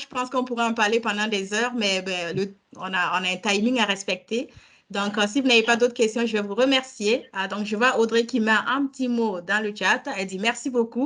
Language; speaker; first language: French; native; French